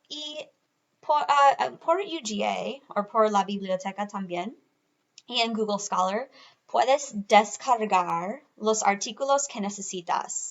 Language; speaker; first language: Spanish; non-native, fluent; English